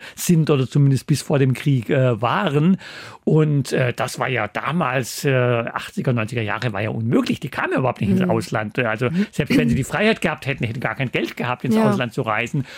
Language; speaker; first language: German; native; German